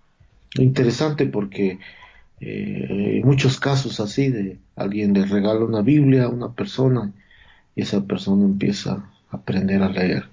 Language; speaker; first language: Spanish; non-native, local second language; Zapotec